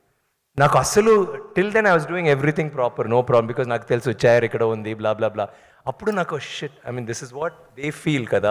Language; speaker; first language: Telugu; non-native, learner; Tamil